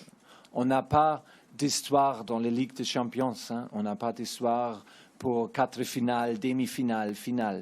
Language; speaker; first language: French; non-native, learner; German